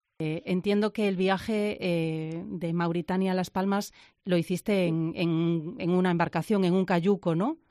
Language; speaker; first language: Spanish; native; Spanish